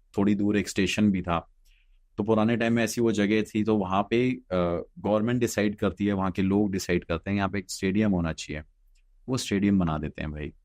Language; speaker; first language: Hindi; native; Hindi